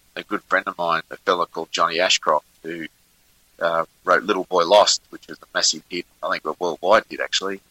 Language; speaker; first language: English; native; English